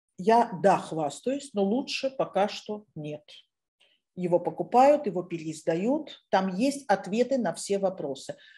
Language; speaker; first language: Russian; native; Russian